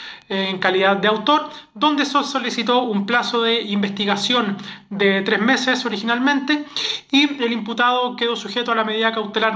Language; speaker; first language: Spanish; native; Spanish